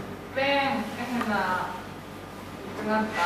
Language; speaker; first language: Arabic; non-native, learner; Japanese